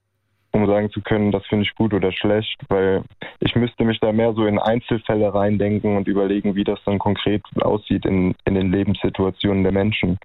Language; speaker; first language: German; native; German